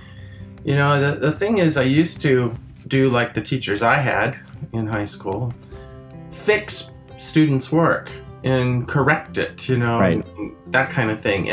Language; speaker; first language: English; early bilingual, other home language; French